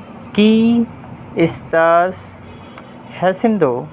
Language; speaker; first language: Spanish; non-native, learner; Hindi